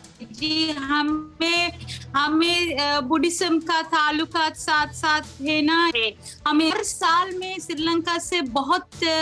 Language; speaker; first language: Hindi; non-native, learner; Sinhala